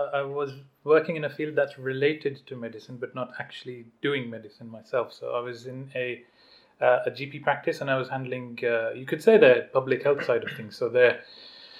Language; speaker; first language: English; non-native, local second language; Urdu